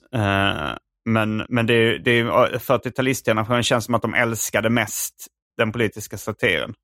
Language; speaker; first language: Swedish; native; Swedish